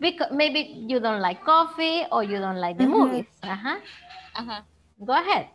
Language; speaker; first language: English; non-native, fluent; Spanish